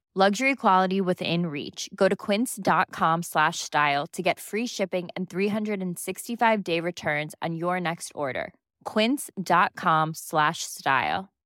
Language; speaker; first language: English; native; English